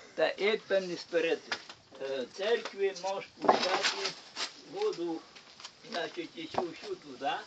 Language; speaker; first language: Ukrainian; native; Ukrainian